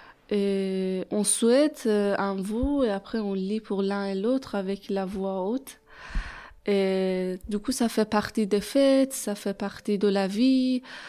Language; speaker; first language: French; non-native, fluent; Persian